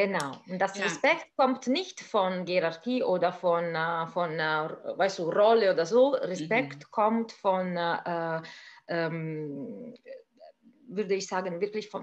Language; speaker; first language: German; non-native, fluent; Italian